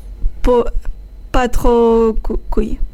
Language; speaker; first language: French; non-native, learner; Spanish